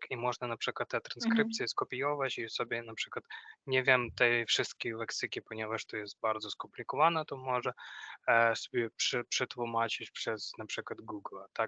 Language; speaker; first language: Polish; non-native, fluent; Ukrainian